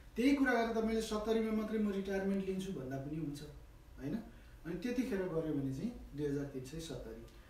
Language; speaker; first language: Nepali; native; Nepali